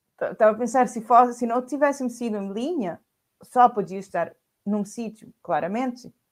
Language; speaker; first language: Portuguese; non-native, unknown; Spanish